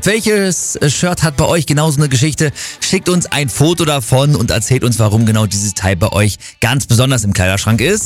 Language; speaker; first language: German; native; German